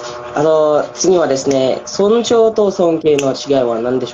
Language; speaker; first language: Japanese; non-native, learner; English